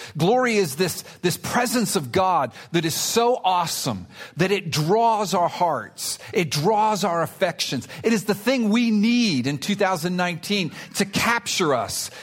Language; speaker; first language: English; early bilingual, other home language; Spanish